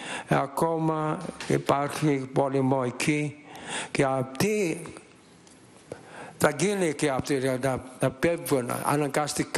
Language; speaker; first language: Greek; non-native, learner; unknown